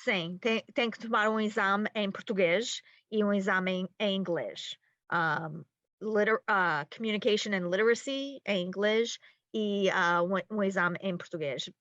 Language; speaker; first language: Portuguese; early bilingual, heritage; Portuguese